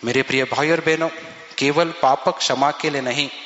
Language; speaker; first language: Hindi; non-native, local second language; Marathi